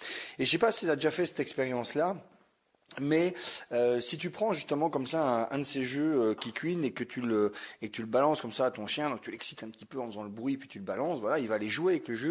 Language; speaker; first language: French; native; French